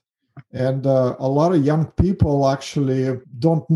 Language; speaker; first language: English; non-native, fluent; Russian